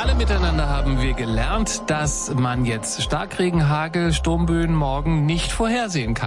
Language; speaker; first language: German; native; German